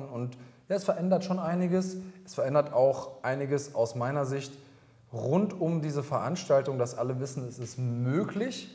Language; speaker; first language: German; native; German